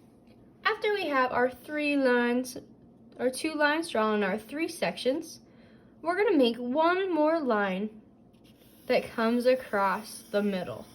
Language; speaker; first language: English; native; English